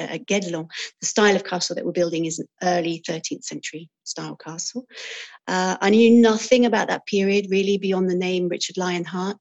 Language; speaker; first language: English; native; English